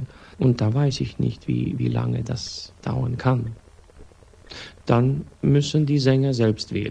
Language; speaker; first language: German; non-native, fluent; Swedish